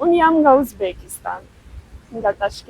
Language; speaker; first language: Albanian; non-native, learner; Russian